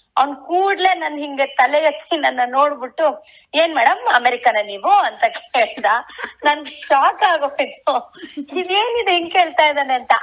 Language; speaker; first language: Kannada; native; Kannada